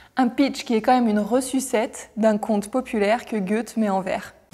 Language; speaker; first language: French; native; French